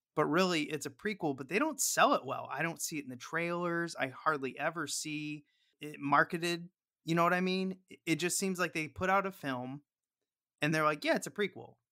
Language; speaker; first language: English; native; English